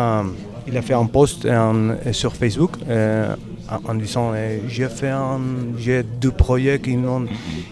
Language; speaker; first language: French; non-native, learner; Spanish